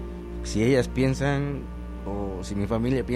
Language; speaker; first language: Spanish; native; Spanish